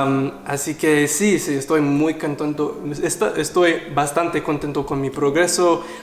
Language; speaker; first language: Spanish; non-native, learner; English